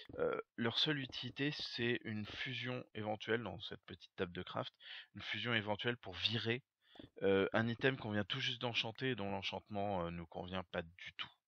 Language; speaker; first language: French; native; French